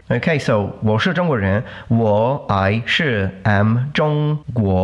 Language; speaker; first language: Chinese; non-native, learner; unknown